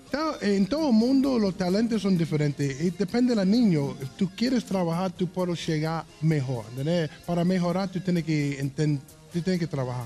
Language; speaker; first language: Spanish; non-native, learner; English